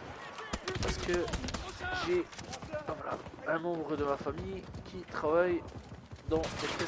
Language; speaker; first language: French; native; French